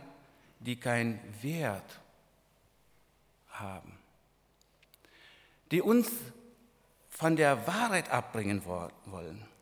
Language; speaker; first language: German; non-native, fluent; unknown